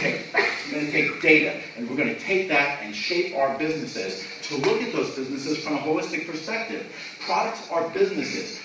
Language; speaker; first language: English; native; English